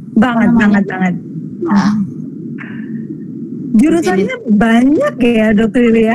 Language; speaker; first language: Indonesian; native; Indonesian